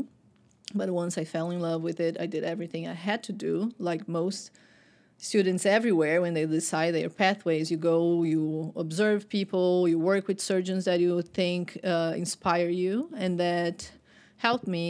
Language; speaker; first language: English; non-native, fluent; Portuguese